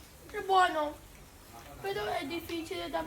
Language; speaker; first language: Italian; early bilingual, other home language; Filipino